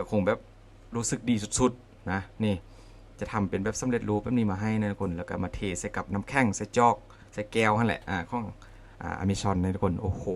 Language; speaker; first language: Thai; non-native, local second language; Northeastern Thai